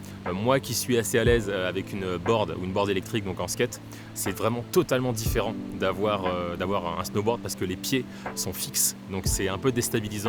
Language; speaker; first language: French; native; French